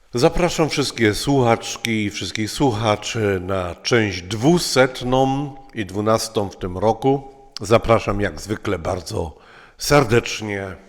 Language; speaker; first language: Polish; native; Polish